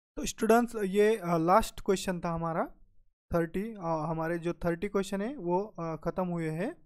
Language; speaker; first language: Hindi; non-native, local second language; Marathi